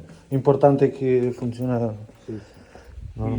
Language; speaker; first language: Italian; non-native, fluent; Romanian